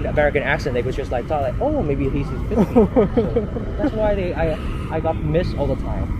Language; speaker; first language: English; non-native, fluent; Vietnamese